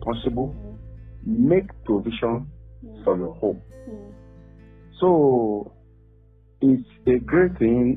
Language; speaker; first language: English; non-native, local second language; Yoruba